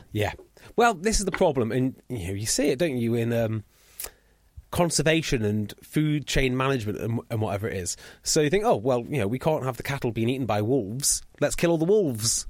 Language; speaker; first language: English; native; English